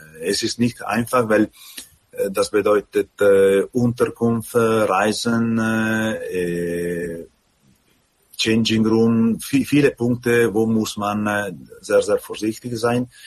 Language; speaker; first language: German; non-native, learner; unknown